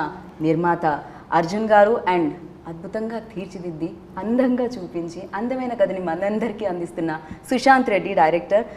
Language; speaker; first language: Telugu; native; Telugu